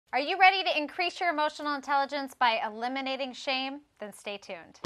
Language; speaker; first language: English; native; English